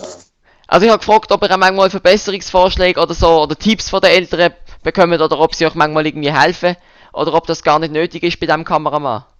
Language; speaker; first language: German; native; German